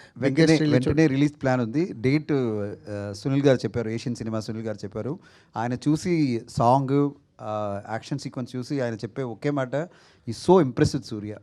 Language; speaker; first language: Telugu; non-native, fluent; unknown